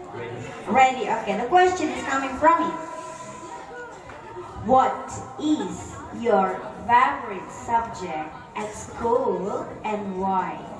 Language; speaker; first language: English; non-native, fluent; Indonesian